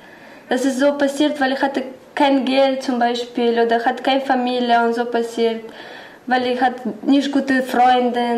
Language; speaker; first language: German; non-native, learner; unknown